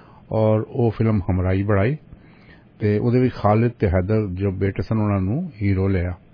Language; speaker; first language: Punjabi; native; Punjabi